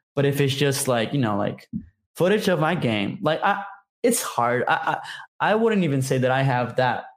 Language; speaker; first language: English; non-native, fluent; Portuguese